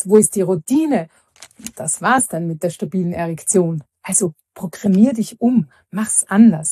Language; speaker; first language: German; native; German